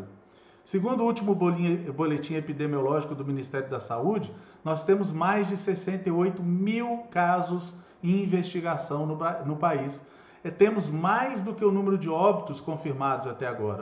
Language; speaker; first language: Portuguese; native; Portuguese